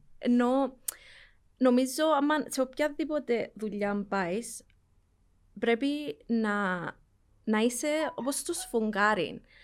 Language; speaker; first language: Greek; early bilingual, heritage; Greek